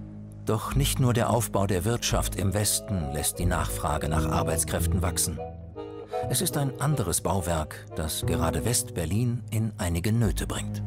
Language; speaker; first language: German; native; German